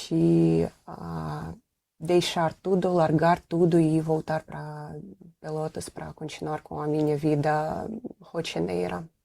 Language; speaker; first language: Portuguese; non-native, fluent; Russian